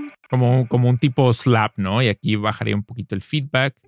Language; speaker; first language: Spanish; native; Spanish